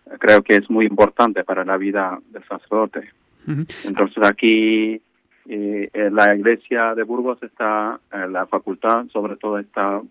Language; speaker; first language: Spanish; non-native, fluent; Malayalam